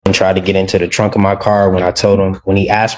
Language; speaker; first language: English; native; English